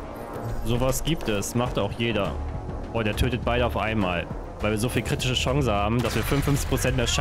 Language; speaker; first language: German; native; German